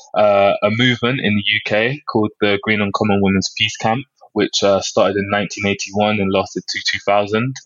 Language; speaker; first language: English; native; English